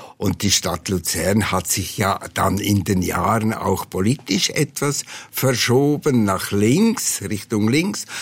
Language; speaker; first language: German; native; German